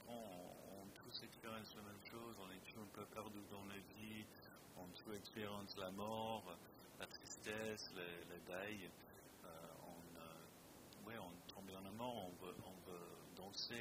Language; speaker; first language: French; non-native, fluent; English